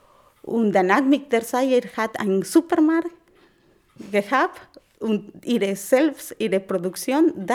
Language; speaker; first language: German; non-native, learner; Spanish